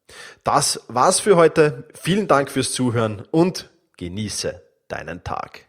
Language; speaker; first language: German; native; German